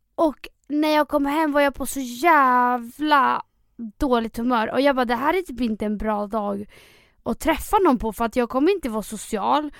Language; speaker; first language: Swedish; early bilingual, other home language; Spanish